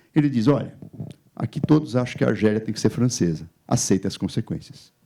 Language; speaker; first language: Portuguese; native; Portuguese